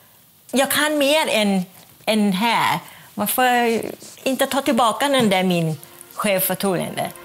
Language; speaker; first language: Swedish; non-native, fluent; Thai